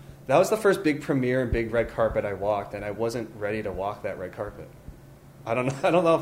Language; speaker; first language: English; native; English